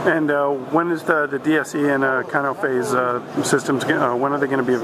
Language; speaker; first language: English; native; English